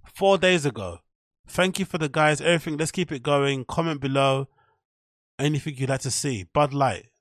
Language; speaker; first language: English; native; English